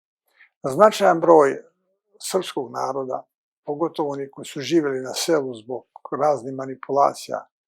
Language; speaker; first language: Bosnian; native; Bosnian